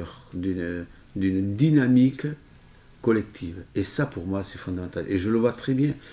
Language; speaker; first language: French; native; French